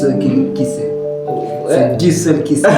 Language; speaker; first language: French; non-native, learner; Kalenjin